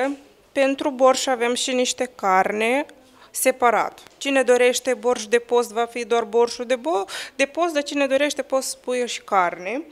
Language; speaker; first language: Romanian; non-native, local second language; Ukrainian